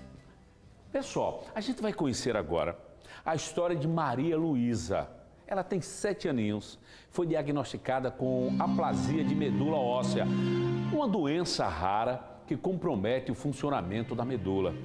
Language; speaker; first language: Portuguese; native; Portuguese